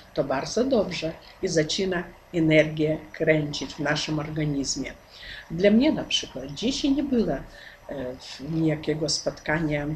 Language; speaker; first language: Polish; non-native, learner; Ukrainian